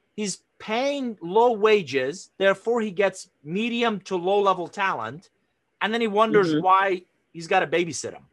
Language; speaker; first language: English; non-native, fluent; Persian